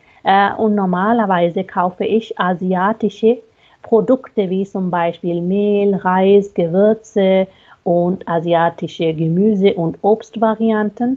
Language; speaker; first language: German; non-native, fluent; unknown